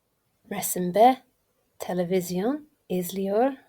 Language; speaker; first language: Turkish; non-native, learner; English